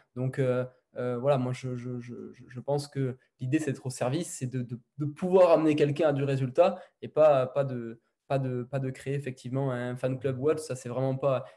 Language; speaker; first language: French; native; French